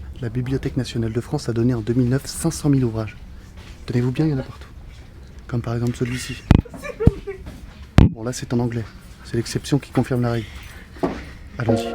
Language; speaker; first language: French; native; French